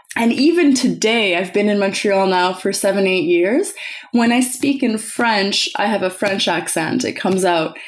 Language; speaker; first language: English; early bilingual, other home language; French